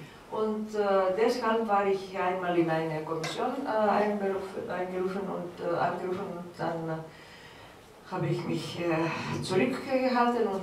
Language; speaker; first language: German; non-native, fluent; Greek